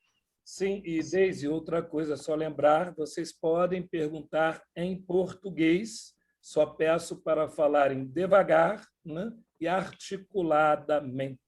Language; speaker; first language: Portuguese; non-native, fluent; Spanish